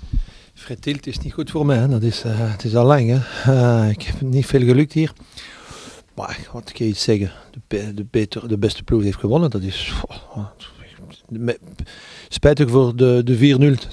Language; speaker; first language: Dutch; non-native, local second language; French